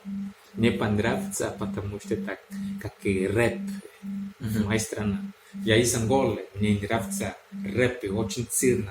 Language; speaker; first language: Russian; non-native, learner; Portuguese